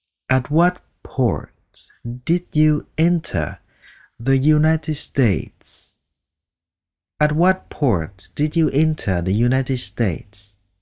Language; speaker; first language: English; non-native, fluent; Vietnamese